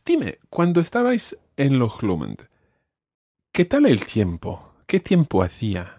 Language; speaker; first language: Spanish; non-native, fluent; English